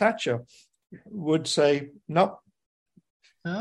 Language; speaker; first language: English; native; English